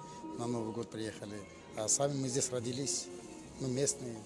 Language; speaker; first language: Russian; non-native, local second language; Kyrgyz